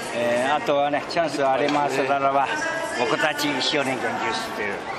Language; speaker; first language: Japanese; non-native, learner; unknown